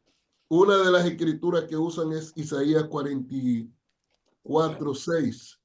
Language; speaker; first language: Spanish; non-native, fluent; English